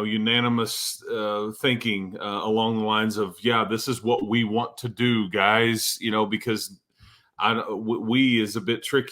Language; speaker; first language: English; native; English